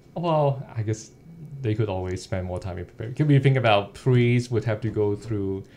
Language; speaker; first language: English; non-native, local second language; Cantonese